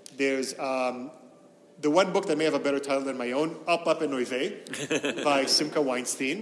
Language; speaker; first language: English; non-native, fluent; Hebrew